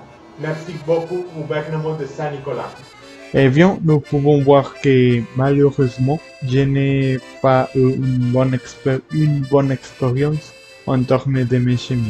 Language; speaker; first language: French; non-native, learner; Spanish